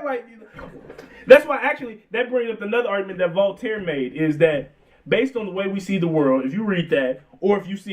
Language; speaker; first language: English; native; English